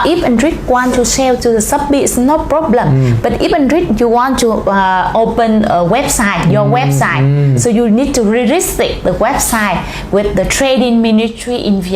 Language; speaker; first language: English; non-native, learner; Vietnamese